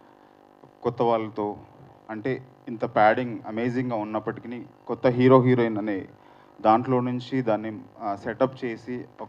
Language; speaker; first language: Telugu; native; Telugu